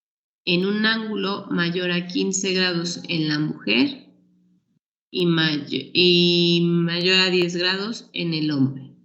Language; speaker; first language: Spanish; native; Spanish